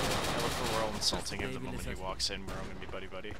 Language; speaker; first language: English; native; English